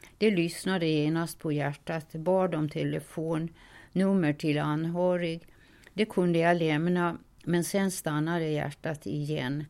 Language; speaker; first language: Swedish; native; Swedish